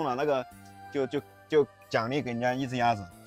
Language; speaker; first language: Chinese; native; Chinese